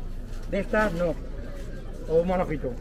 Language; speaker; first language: Spanish; native; Spanish